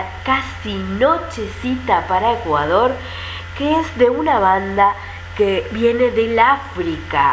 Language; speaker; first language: Spanish; native; Spanish